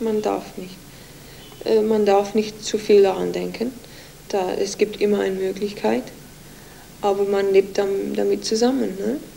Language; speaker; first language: German; non-native, fluent; English